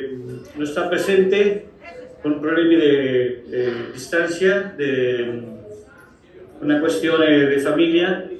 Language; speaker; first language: Italian; early bilingual, heritage; Spanish